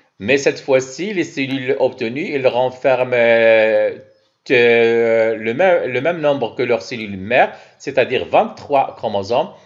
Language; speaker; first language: French; non-native, local second language; Arabic